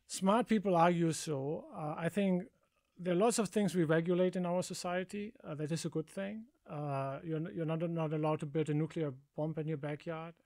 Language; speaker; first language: English; non-native, fluent; German